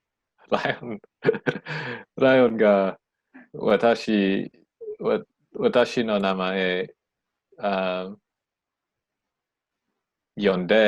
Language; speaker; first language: Japanese; non-native, learner; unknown